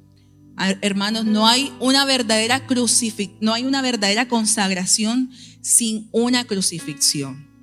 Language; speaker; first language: Spanish; native; Spanish